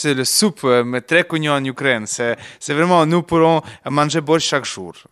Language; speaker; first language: French; non-native, learner; Ukrainian